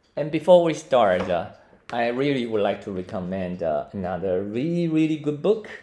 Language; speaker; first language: English; non-native, fluent; Chinese